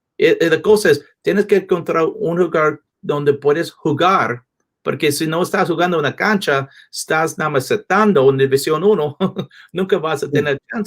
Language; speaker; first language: Spanish; non-native, learner; English